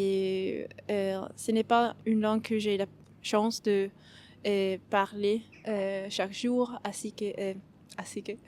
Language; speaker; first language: French; non-native, fluent; Italian